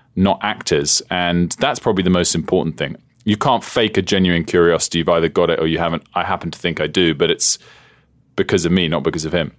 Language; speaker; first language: English; native; English